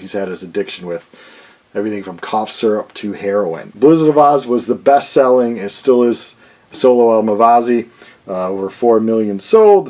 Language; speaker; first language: English; native; English